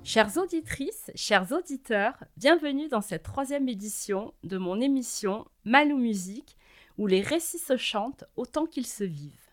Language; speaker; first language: French; native; French